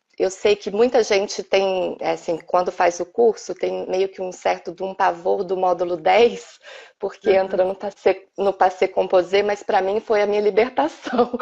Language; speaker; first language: Portuguese; native; Portuguese